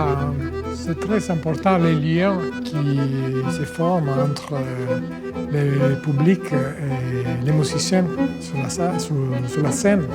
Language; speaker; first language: French; non-native, fluent; Italian